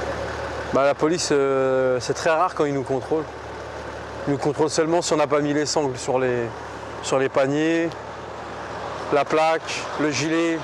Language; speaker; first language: French; native; French